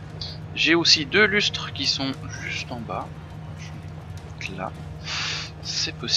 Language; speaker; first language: French; native; French